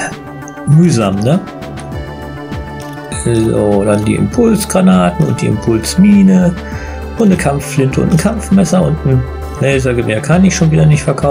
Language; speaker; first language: German; native; German